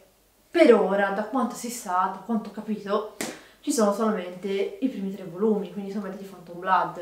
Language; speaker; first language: Italian; native; Italian